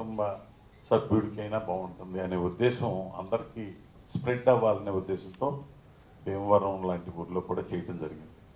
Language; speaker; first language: Telugu; native; Telugu